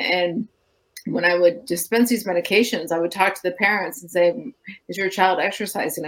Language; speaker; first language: English; native; English